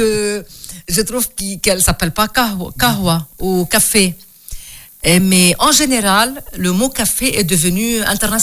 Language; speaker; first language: French; non-native, local second language; Arabic